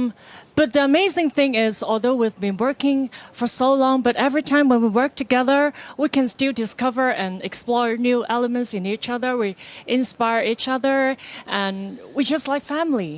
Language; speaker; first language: English; non-native, fluent; Cantonese